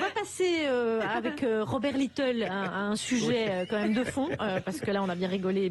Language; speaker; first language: French; native; French